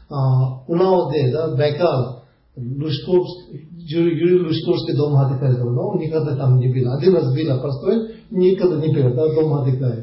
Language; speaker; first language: Russian; non-native, learner; Tibetan